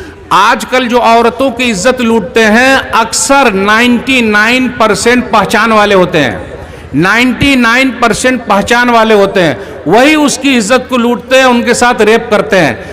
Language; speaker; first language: Hindi; native; Hindi